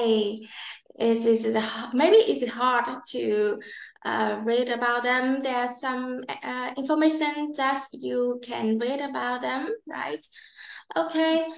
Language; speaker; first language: English; non-native, learner; Vietnamese